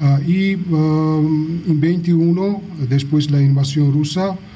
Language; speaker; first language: Spanish; non-native, fluent; Georgian